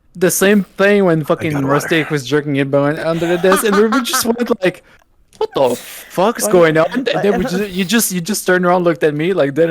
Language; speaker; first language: English; native; English